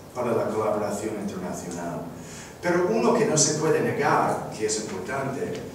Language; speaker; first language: Spanish; non-native, fluent; English